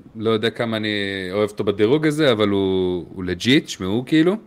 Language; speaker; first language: Hebrew; native; Hebrew